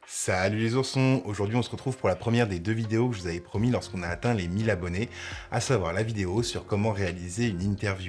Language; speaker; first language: French; native; French